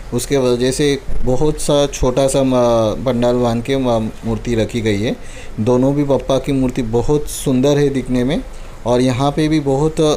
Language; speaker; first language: Hindi; non-native, local second language; Marathi